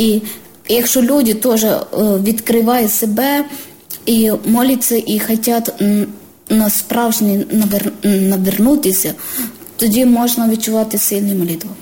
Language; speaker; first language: Ukrainian; non-native, learner; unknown